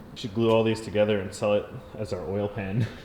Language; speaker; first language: English; native; English